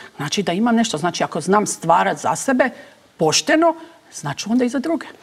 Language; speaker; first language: Croatian; early bilingual, heritage; Croatian